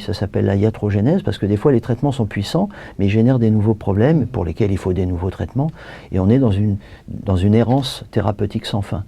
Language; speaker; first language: French; native; French